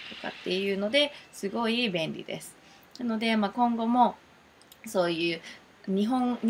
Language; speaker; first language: Japanese; early bilingual, heritage; Japanese